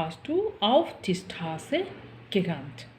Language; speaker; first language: German; non-native, learner; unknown